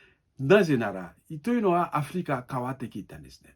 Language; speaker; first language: Japanese; non-native, learner; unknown